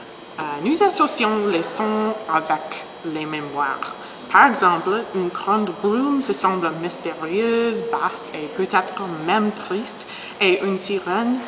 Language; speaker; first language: French; non-native, learner; English